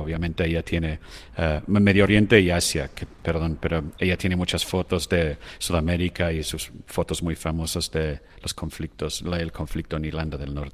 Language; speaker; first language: Spanish; non-native, fluent; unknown